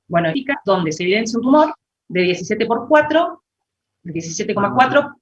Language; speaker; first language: Spanish; native; Spanish